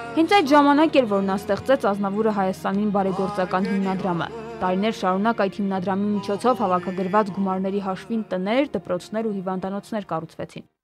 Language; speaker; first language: Armenian; native; Armenian